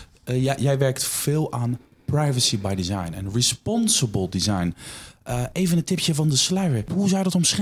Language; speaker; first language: Dutch; native; Dutch